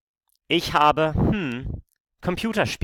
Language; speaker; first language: German; non-native, fluent; English